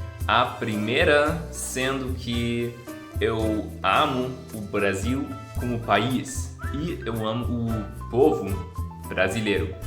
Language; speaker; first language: Portuguese; non-native, fluent; German